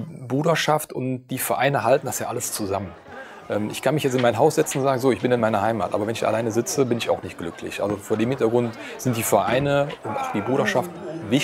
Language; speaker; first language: German; native; German